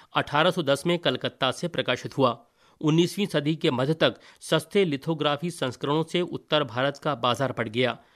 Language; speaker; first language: Hindi; native; Hindi